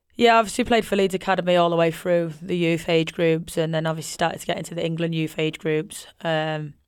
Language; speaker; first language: English; native; English